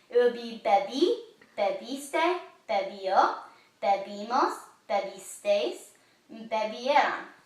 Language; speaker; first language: Spanish; non-native, learner; English